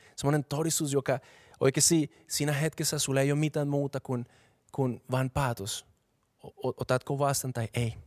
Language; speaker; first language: Finnish; non-native, fluent; Spanish